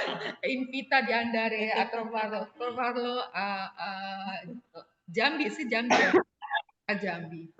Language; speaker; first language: Italian; non-native, learner; Indonesian